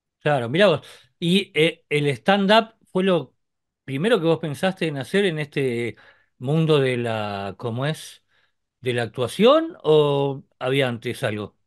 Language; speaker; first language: Spanish; native; Spanish